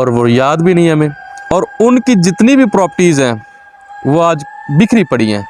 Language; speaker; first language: Urdu; non-native, local second language; Punjabi